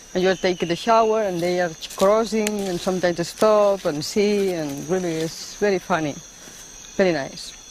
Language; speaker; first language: English; non-native, fluent; Spanish